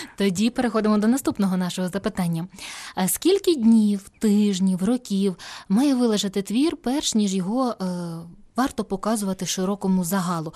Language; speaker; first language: Ukrainian; native; Ukrainian